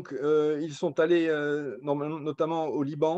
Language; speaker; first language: French; native; French